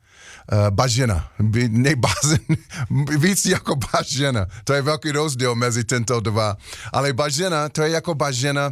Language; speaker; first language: Czech; non-native, learner; English